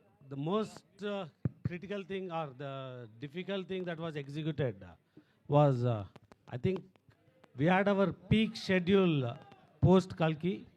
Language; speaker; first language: English; non-native, local second language; Telugu